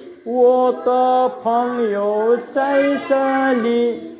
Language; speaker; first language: Chinese; non-native, learner; Nepali